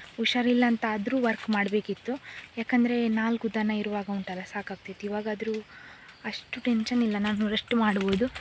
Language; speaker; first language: Kannada; native; Kannada